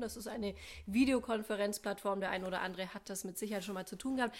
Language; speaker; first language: German; native; German